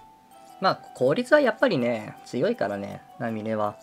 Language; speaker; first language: Japanese; native; Japanese